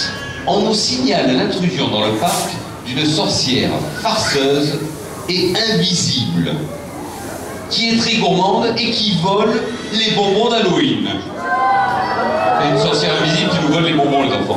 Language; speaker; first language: French; native; French